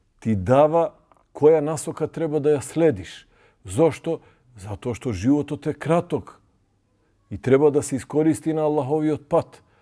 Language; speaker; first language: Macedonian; non-native, local second language; Albanian